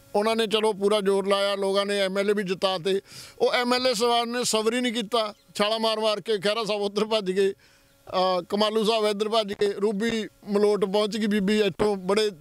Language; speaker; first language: Punjabi; native; Punjabi